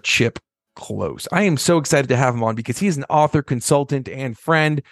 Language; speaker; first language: English; native; English